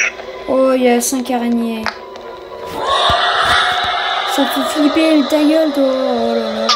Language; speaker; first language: French; native; French